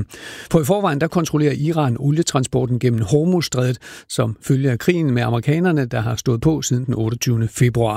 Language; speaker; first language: Danish; native; Danish